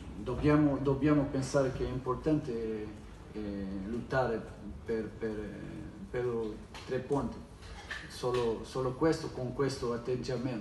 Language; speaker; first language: Italian; non-native, learner; Portuguese